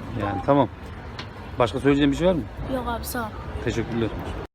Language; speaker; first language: Turkish; native; Turkish